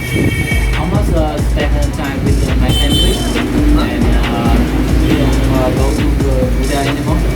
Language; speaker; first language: English; non-native, learner; Vietnamese